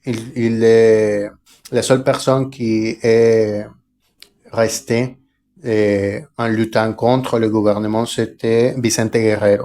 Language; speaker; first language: French; non-native, fluent; Spanish